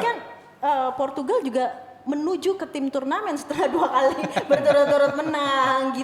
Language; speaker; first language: Indonesian; native; Indonesian